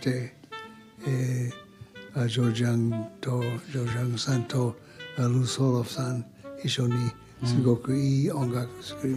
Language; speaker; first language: Japanese; non-native, learner; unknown